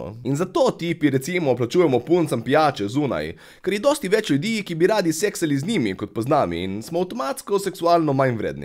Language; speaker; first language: Slovenian; native; Slovenian